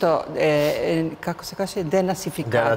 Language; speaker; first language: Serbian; early bilingual, heritage; Spanish